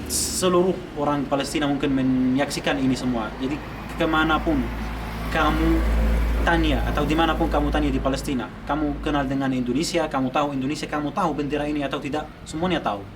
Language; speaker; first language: Indonesian; non-native, fluent; Arabic